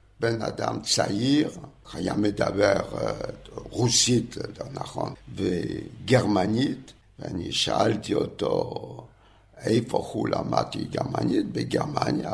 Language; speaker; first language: Hebrew; non-native, fluent; French